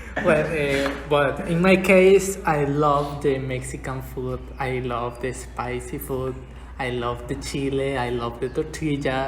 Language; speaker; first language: English; non-native, learner; Spanish